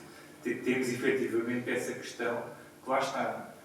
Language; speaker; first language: Portuguese; native; Portuguese